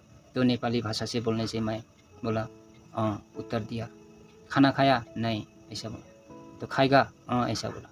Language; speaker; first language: Hindi; non-native, local second language; Nepali